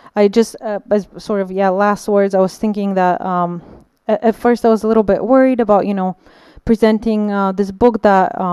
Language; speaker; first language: English; non-native, fluent; Bulgarian